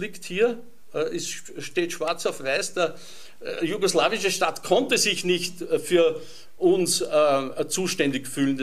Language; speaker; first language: German; native; German